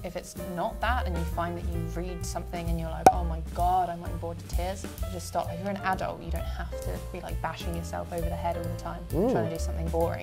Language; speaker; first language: English; native; English